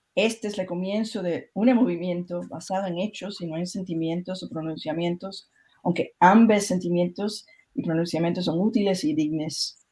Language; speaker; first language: Spanish; early bilingual, other home language; English